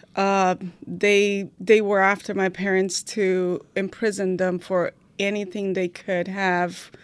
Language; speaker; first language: English; non-native, fluent; Romanian